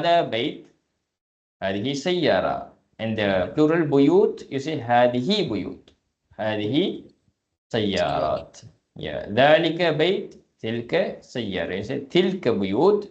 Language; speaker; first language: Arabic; non-native, fluent; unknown